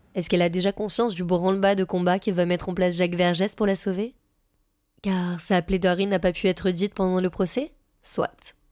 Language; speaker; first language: French; native; French